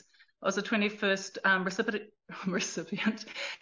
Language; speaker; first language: English; native; English